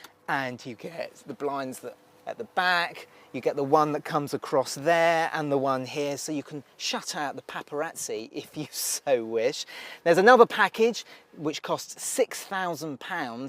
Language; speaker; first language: English; native; English